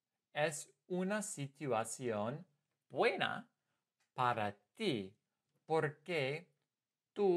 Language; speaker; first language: Spanish; non-native, fluent; English